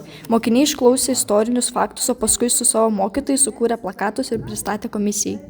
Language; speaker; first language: Lithuanian; non-native, local second language; Russian